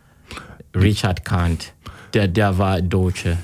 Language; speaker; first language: German; non-native, learner; Kinyarwanda